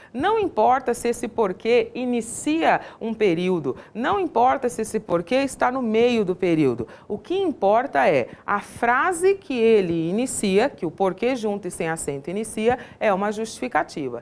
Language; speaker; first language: Portuguese; native; Portuguese